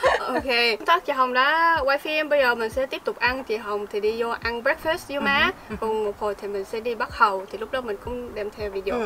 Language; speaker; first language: Vietnamese; early bilingual, heritage; Vietnamese